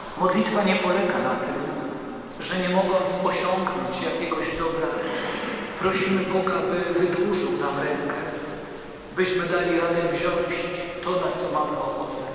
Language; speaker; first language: Polish; native; Polish